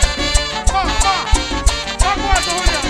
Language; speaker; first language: Spanish; native; Spanish